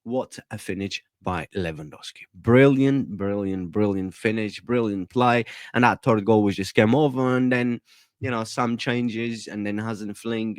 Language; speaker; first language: English; non-native, fluent; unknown